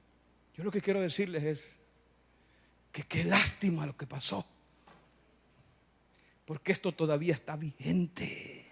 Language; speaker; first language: Spanish; native; Spanish